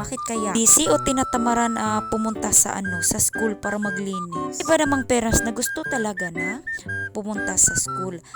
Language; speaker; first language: Filipino; non-native, local second language; Cebuano